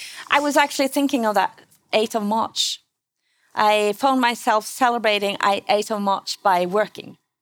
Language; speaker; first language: English; non-native, fluent; Norwegian